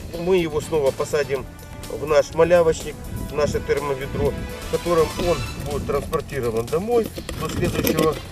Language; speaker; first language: Russian; native; Russian